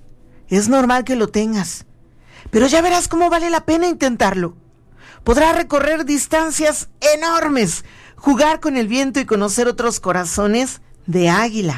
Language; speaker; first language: Spanish; native; Spanish